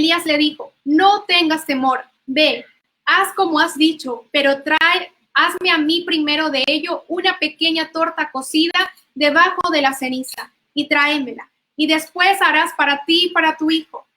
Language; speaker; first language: Spanish; native; Spanish